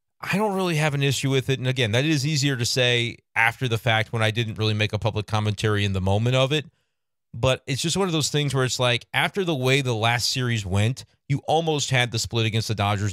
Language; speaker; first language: English; native; English